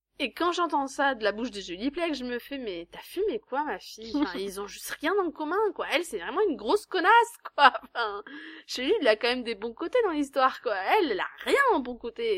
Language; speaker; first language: French; native; French